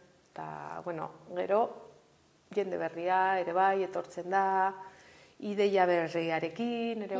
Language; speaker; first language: Basque; non-native, local second language; Spanish